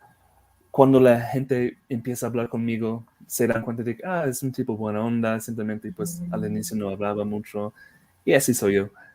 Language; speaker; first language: Spanish; non-native, fluent; English